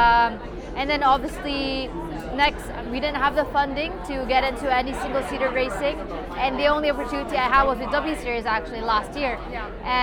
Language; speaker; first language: English; non-native, local second language; Filipino